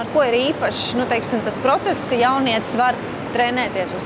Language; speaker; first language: Latvian; native; Latvian